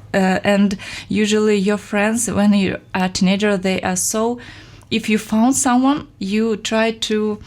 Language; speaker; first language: English; non-native, fluent; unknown